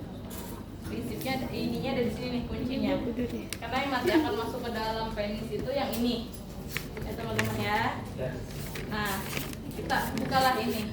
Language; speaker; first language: Indonesian; native; Indonesian